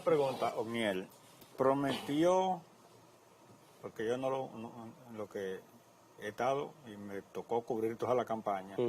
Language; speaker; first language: Spanish; native; Spanish